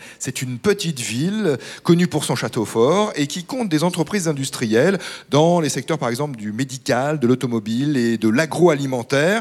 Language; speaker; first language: French; native; French